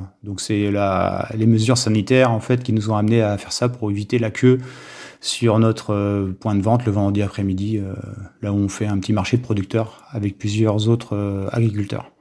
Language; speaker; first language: French; native; French